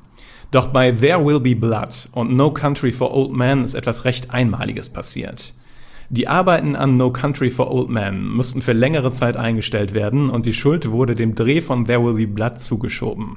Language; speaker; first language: German; native; German